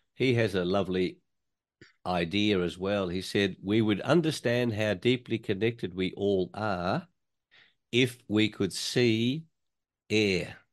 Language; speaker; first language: English; native; English